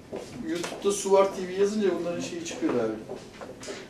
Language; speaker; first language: Turkish; native; Turkish